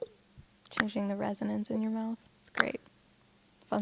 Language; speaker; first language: English; native; English